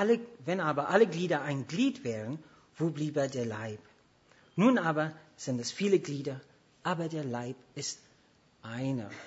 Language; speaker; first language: German; non-native, fluent; English